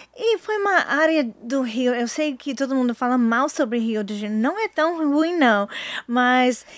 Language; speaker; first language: Portuguese; non-native, learner; English